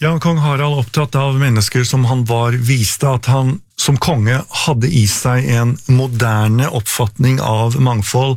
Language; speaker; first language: Norwegian; native; Norwegian